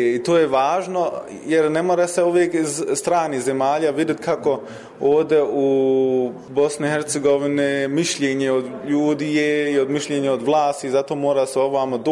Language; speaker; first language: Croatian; early bilingual, heritage; Croatian